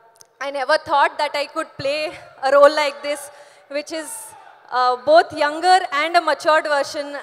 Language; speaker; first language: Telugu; non-native, learner; Kannada